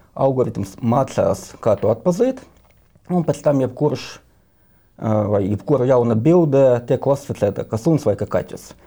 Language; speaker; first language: Latvian; non-native, local second language; Russian